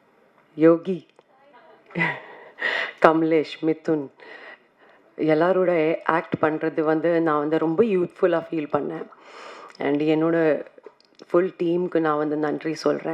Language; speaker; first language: Tamil; non-native, fluent; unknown